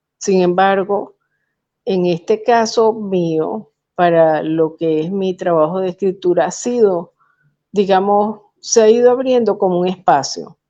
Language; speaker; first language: Spanish; native; Spanish